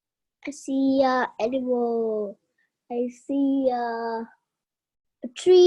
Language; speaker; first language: English; non-native, learner; Vietnamese